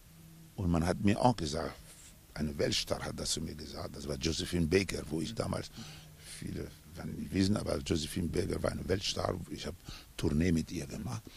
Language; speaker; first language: German; non-native, fluent; Spanish